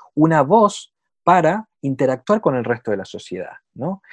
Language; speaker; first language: Spanish; native; Spanish